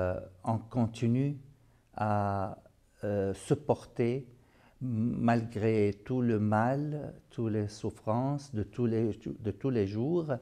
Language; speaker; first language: French; non-native, local second language; Arabic